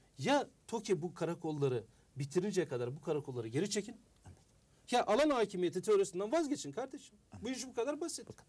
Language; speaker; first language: Turkish; native; Turkish